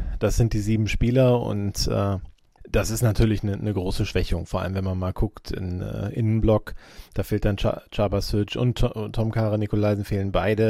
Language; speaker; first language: German; native; German